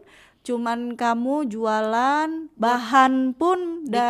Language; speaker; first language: Indonesian; native; Indonesian